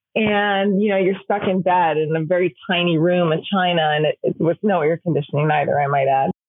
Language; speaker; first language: English; native; English